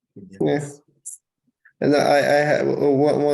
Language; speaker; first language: English; non-native, learner; Portuguese